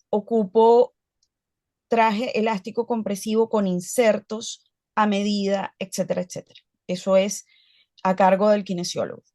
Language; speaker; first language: Spanish; native; Spanish